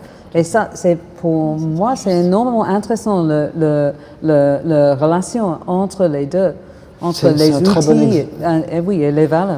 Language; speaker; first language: French; non-native, fluent; English